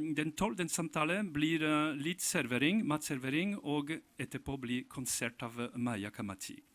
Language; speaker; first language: Norwegian; non-native, fluent; French